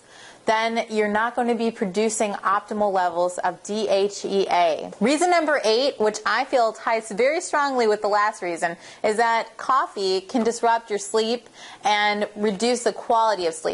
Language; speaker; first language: English; native; English